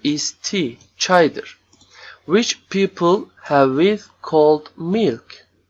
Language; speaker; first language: English; non-native, fluent; Turkish